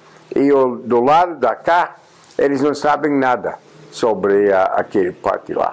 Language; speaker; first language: Portuguese; non-native, fluent; English